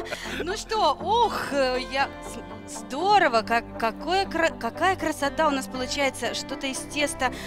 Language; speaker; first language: Russian; native; Russian